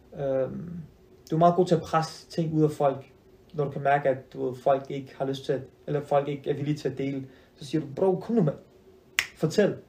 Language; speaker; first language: Danish; early bilingual, other home language; Arabic